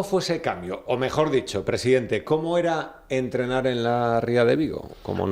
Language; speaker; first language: Spanish; native; Spanish